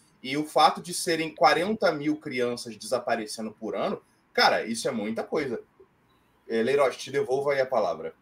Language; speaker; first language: Portuguese; native; Portuguese